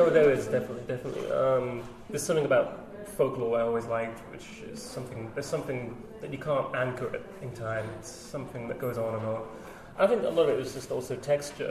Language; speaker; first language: English; native; English